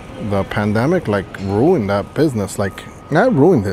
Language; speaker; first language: English; early bilingual, other home language; Spanish